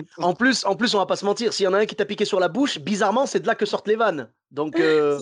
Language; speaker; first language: French; non-native, local second language; Arabic